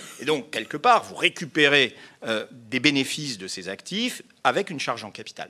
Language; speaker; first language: French; native; French